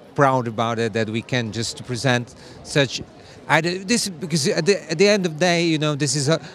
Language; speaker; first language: English; non-native, fluent; Slovak